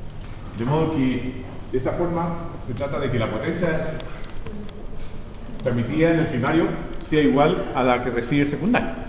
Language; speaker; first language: Spanish; native; Spanish